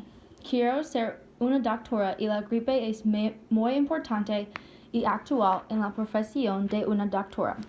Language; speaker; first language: Spanish; non-native, learner; English